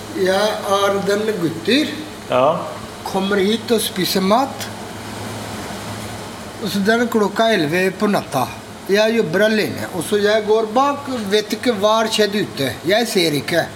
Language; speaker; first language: Norwegian; non-native, learner; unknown